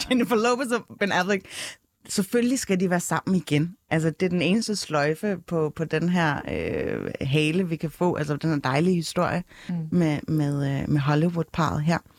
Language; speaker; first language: Danish; early bilingual, other home language; Arabic